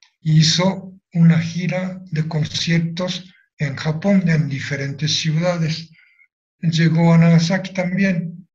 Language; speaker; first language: Spanish; non-native, fluent; Japanese